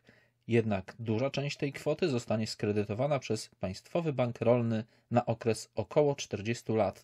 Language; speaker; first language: Polish; native; Polish